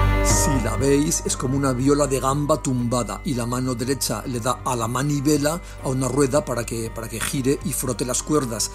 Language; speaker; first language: Spanish; native; Spanish